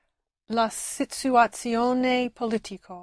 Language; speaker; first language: Italian; non-native, learner; English